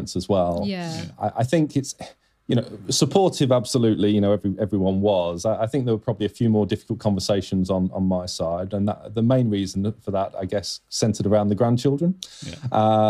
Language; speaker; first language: English; native; English